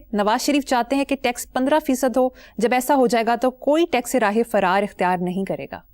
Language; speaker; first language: Urdu; native; Urdu